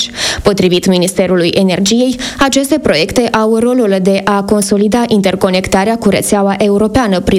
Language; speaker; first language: Romanian; native; Romanian